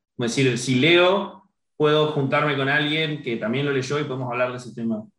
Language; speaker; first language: Spanish; native; Spanish